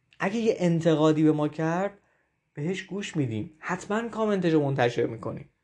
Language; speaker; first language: Persian; native; Persian